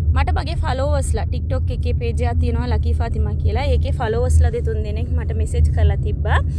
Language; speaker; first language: Sinhala; non-native, local second language; Tamil